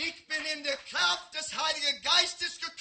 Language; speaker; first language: German; non-native, learner; English